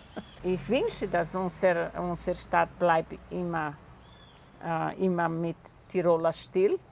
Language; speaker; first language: German; non-native, local second language; Portuguese